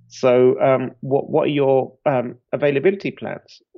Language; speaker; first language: English; native; English